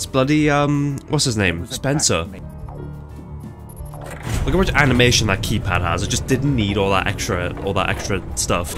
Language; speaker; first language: English; native; English